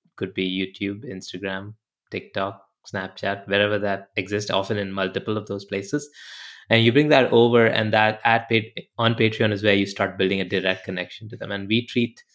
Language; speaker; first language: English; non-native, local second language; Hindi